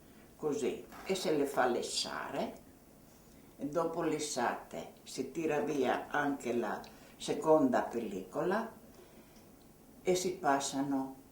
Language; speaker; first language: Italian; non-native, local second language; Slovenian